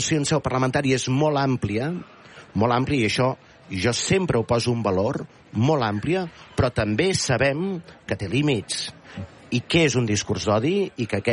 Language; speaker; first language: Catalan; native; Catalan